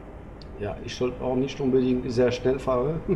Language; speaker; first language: German; non-native, fluent; French